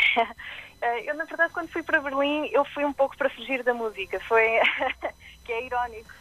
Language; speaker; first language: Portuguese; native; Portuguese